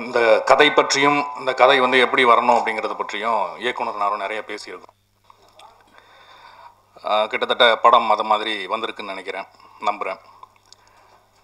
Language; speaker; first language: Tamil; native; Tamil